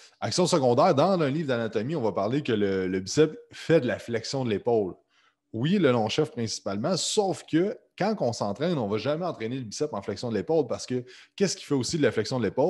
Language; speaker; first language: French; native; French